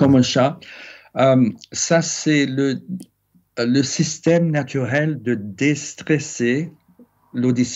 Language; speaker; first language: French; non-native, fluent; English